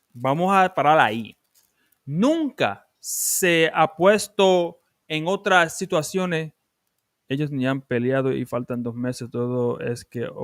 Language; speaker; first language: Spanish; early bilingual, other home language; English